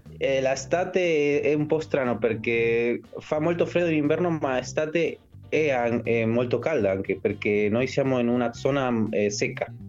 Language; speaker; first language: Italian; non-native, fluent; Spanish